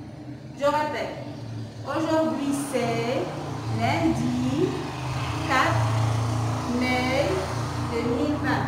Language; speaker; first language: French; non-native, local second language; Arabic